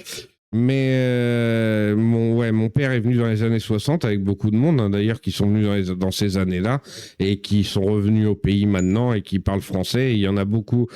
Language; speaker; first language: French; native; French